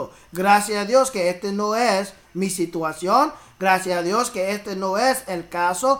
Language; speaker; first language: Spanish; early bilingual, heritage; English